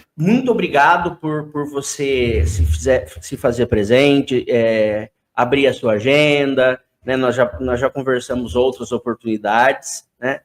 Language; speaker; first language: Portuguese; native; Portuguese